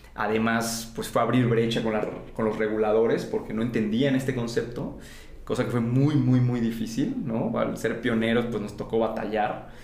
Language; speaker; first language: Spanish; native; Spanish